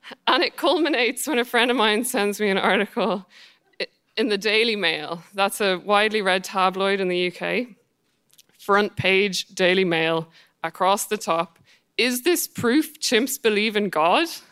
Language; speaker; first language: English; native; English